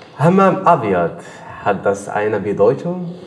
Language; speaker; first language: German; native; German